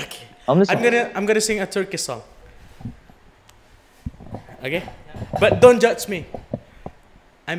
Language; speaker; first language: English; non-native, learner; Indonesian